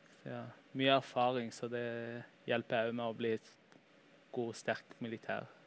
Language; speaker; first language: Norwegian; early bilingual, heritage; Norwegian